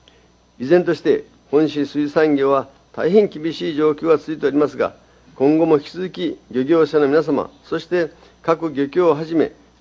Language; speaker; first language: Japanese; native; Japanese